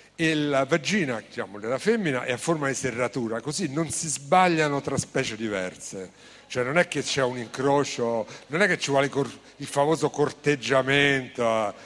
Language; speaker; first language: Italian; native; Italian